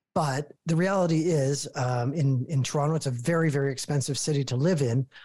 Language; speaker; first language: English; native; English